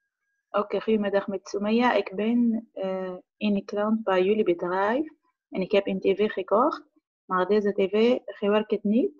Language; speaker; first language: Dutch; non-native, learner; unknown